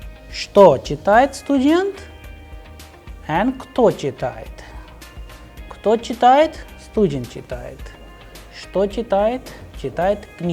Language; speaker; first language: Russian; non-native, fluent; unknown